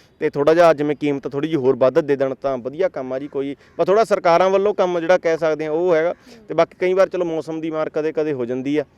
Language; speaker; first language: Punjabi; native; Punjabi